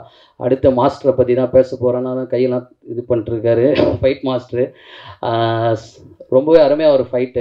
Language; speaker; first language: Tamil; native; Tamil